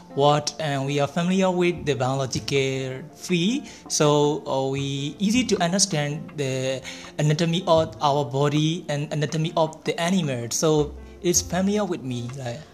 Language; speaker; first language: English; non-native, learner; Burmese